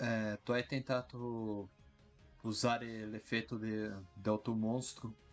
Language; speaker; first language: Italian; non-native, learner; Portuguese